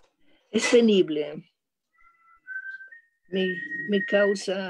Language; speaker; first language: Spanish; non-native, fluent; French